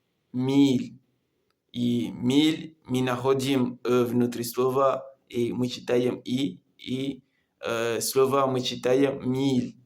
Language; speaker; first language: Russian; non-native, learner; Comorian